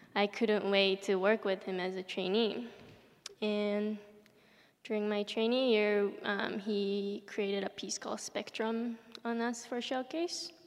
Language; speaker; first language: English; early bilingual, other home language; Japanese